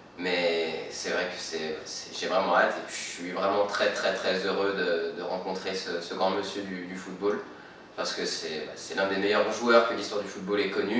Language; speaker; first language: French; native; French